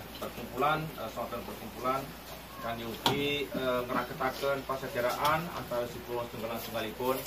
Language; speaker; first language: Javanese; native; Javanese